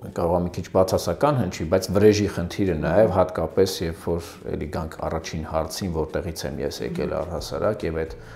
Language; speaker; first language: Armenian; early bilingual, other home language; Russian